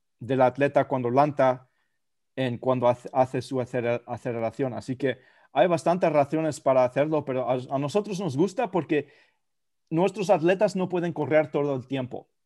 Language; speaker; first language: Spanish; non-native, fluent; German